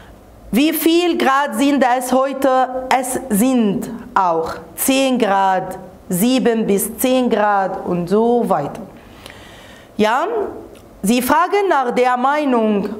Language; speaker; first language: German; non-native, fluent; Arabic